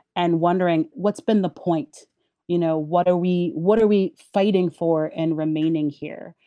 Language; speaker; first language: English; early bilingual, other home language; Haitian Creole